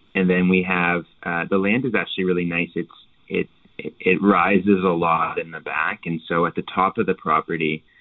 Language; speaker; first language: English; native; English